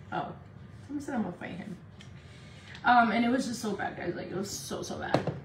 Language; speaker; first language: English; early bilingual, other home language; Spanish